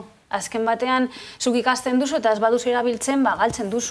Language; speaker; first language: Basque; non-native, local second language; Spanish